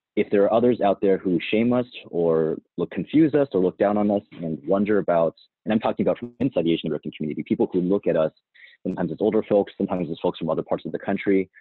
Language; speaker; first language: English; native; English